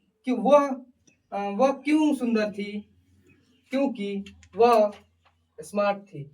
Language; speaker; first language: Hindi; native; Hindi